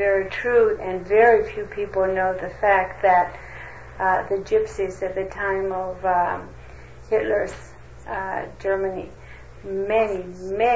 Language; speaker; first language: English; non-native, fluent; Greek